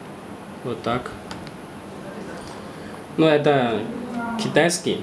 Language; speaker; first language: Russian; non-native, learner; Chinese